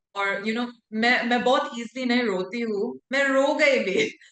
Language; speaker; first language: Hindi; non-native, local second language; English